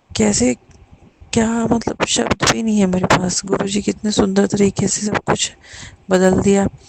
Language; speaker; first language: Hindi; native; Hindi